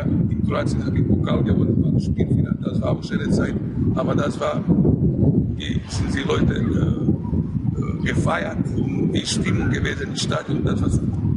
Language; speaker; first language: German; non-native, fluent; Croatian